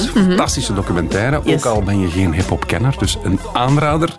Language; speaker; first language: Dutch; native; Dutch